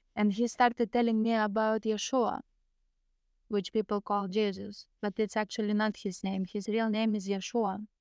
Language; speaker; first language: English; non-native, fluent; Lithuanian